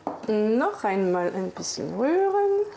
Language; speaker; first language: German; non-native, fluent; French